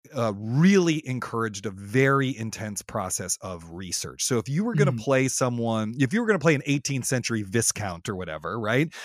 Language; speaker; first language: English; native; English